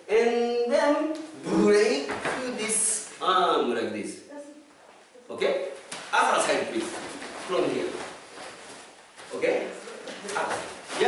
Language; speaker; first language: English; non-native, fluent; Japanese